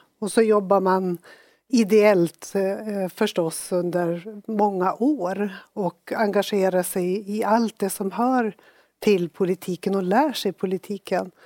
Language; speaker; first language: Swedish; native; Swedish